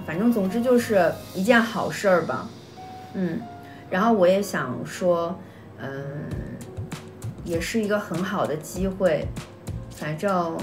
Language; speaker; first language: Chinese; native; Chinese